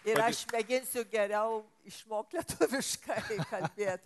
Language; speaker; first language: Lithuanian; early bilingual, heritage; English